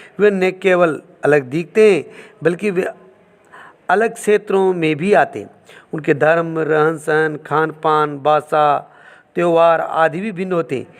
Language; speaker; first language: Hindi; native; Hindi